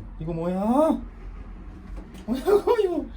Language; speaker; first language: Korean; non-native, fluent; Japanese